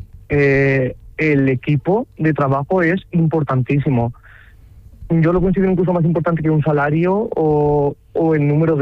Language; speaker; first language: Spanish; native; Spanish